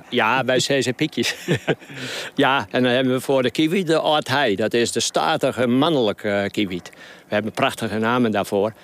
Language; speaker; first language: Dutch; non-native, local second language; Western Frisian